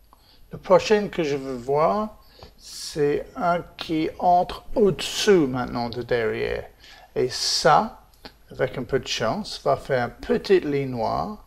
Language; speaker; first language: French; non-native, fluent; English